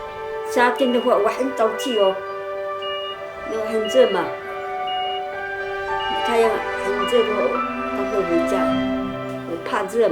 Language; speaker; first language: Chinese; non-native, local second language; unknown